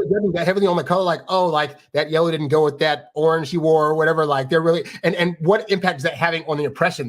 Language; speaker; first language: English; native; English